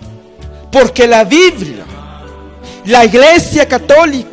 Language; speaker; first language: Spanish; non-native, local second language; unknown